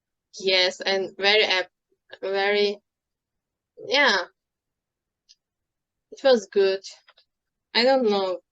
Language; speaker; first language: English; non-native, fluent; Turkish